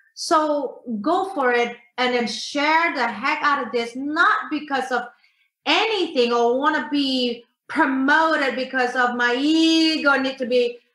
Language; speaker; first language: English; non-native, fluent; Indonesian